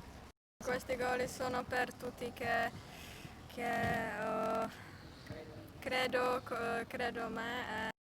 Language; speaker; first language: Italian; non-native, learner; Czech